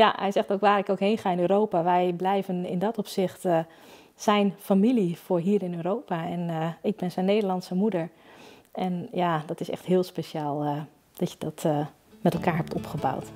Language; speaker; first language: Dutch; native; Dutch